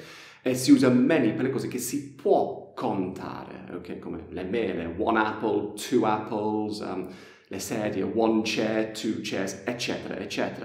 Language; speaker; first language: Italian; non-native, fluent; English